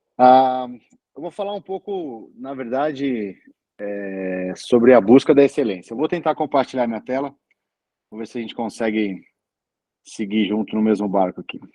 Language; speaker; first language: Portuguese; native; Portuguese